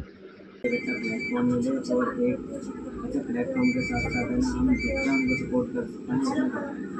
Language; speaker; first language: Hindi; native; Hindi